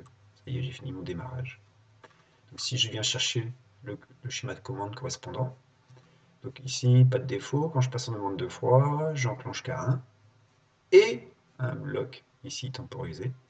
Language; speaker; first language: French; native; French